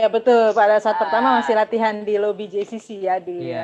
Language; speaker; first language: Indonesian; native; Indonesian